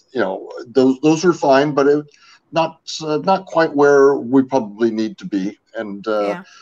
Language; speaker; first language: English; native; English